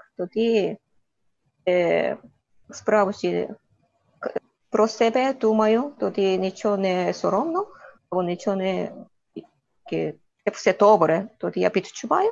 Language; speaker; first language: Ukrainian; non-native, learner; Korean